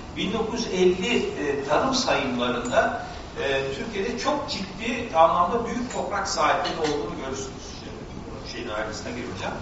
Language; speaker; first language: Turkish; native; Turkish